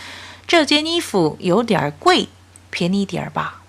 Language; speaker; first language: Chinese; non-native, fluent; Korean